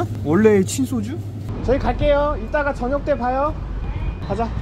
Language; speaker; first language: Korean; native; Korean